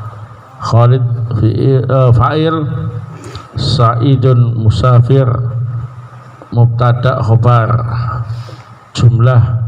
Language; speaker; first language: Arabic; non-native, fluent; Indonesian